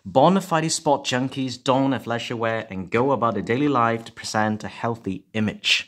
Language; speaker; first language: English; non-native, local second language; Cantonese